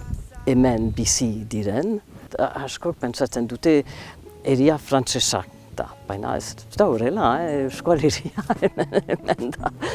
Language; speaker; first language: Basque; non-native, local second language; English